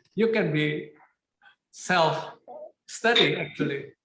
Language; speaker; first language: English; non-native, fluent; Indonesian